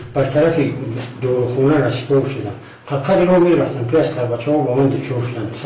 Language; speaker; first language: Tajik; non-native, local second language; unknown